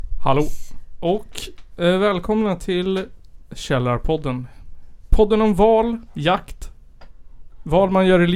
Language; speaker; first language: Swedish; native; Swedish